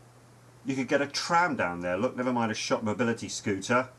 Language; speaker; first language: English; native; English